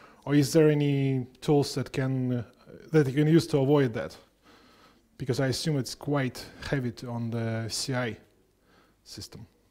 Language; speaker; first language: English; non-native, fluent; Russian